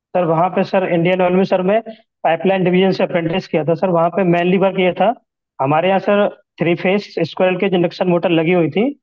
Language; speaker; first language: Hindi; native; Hindi